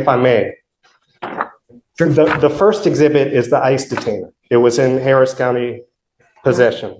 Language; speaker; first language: English; native; English